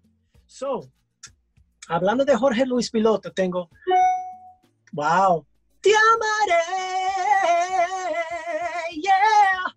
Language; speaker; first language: Spanish; early bilingual, heritage; English